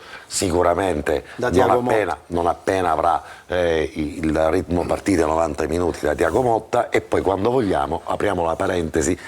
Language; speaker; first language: Italian; native; Italian